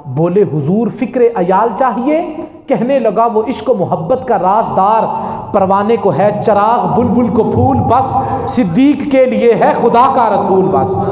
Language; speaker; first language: Urdu; non-native, local second language; Punjabi